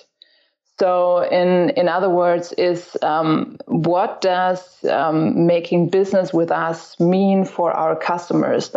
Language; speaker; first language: English; non-native, fluent; German